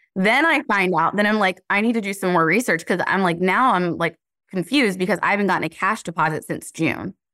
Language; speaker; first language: English; native; English